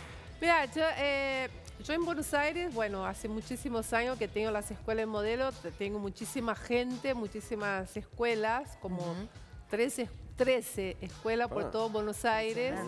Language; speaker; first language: Spanish; non-native, fluent; Portuguese